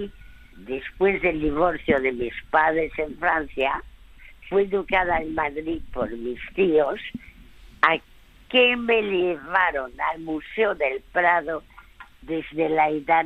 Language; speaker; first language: Spanish; early bilingual, other home language; French